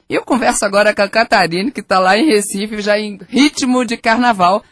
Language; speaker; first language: Portuguese; native; Portuguese